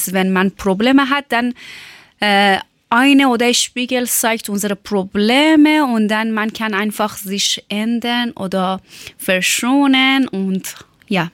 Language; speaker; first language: German; non-native, learner; Persian